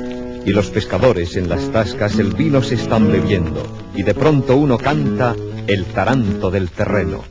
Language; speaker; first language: Spanish; native; Spanish